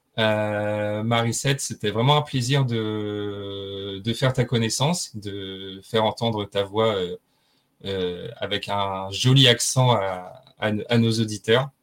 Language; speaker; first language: French; native; French